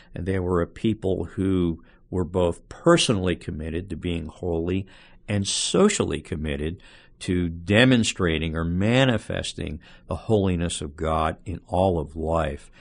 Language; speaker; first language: English; native; English